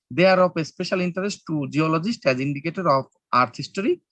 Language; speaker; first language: English; non-native, local second language; Bangla